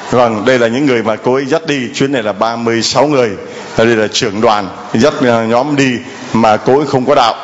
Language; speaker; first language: Vietnamese; native; Vietnamese